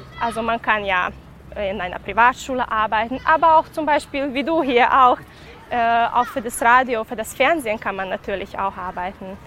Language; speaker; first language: German; non-native, fluent; Serbian